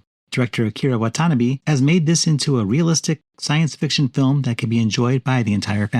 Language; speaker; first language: English; native; English